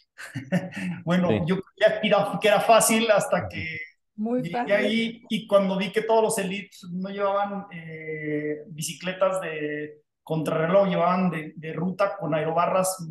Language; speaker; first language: Spanish; native; Spanish